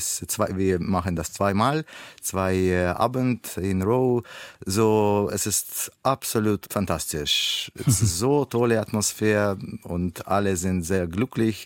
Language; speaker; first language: German; non-native, learner; Russian